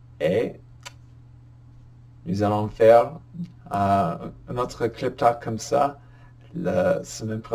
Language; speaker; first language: French; non-native, fluent; English